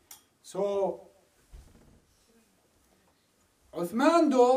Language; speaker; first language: Swedish; non-native, fluent; Arabic